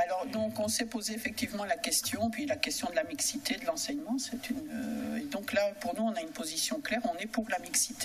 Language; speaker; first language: French; native; French